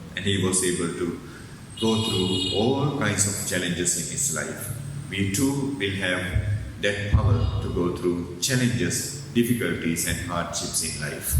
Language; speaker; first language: English; non-native, local second language; Sinhala